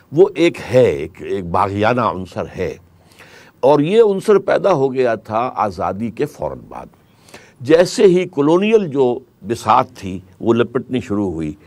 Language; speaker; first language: Urdu; native; Urdu